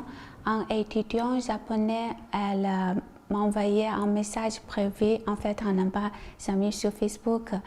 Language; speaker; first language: French; non-native, learner; Chinese